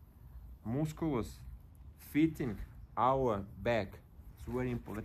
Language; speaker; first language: English; non-native, learner; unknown